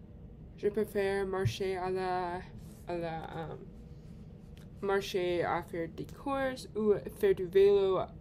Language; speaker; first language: French; non-native, learner; English